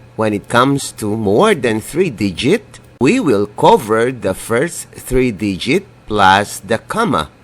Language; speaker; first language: English; non-native, local second language; Filipino